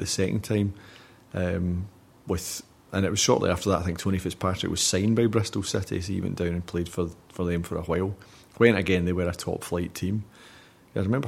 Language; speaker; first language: English; native; English